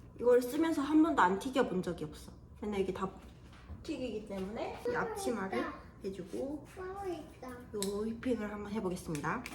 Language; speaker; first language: Korean; native; Korean